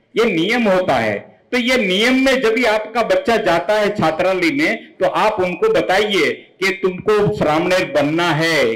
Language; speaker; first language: Hindi; non-native, local second language; Marathi